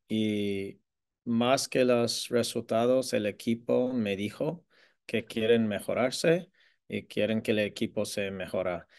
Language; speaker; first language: Spanish; non-native, fluent; English